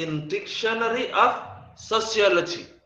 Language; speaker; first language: English; non-native, learner; Indonesian